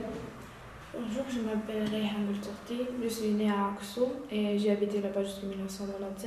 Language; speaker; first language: French; non-native, learner; Uyghur